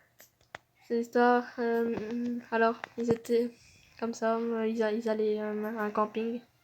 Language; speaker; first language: French; native; French